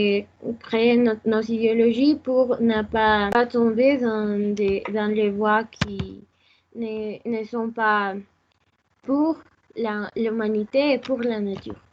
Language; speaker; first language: French; non-native, learner; Spanish